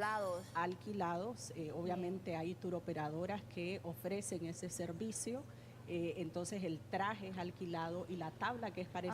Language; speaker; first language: Spanish; native; Spanish